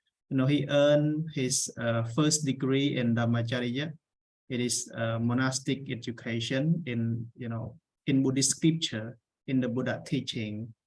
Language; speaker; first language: English; non-native, fluent; Khmer